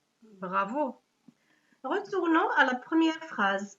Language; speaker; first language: French; non-native, local second language; Arabic